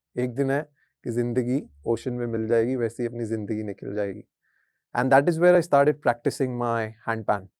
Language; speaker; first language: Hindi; native; Hindi